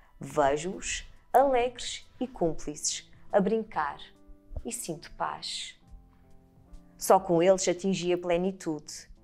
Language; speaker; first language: Portuguese; native; Portuguese